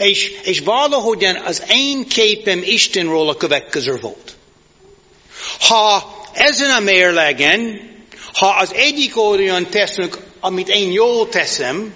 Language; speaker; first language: Hungarian; non-native, fluent; English